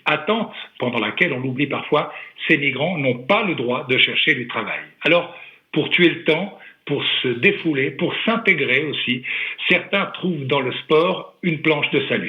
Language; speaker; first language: French; native; French